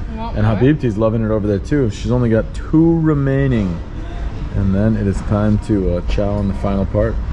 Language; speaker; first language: English; native; English